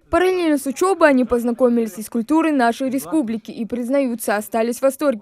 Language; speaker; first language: Russian; native; Russian